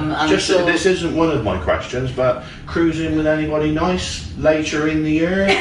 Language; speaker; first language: English; native; English